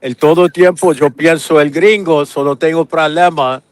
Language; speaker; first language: Spanish; non-native, learner; English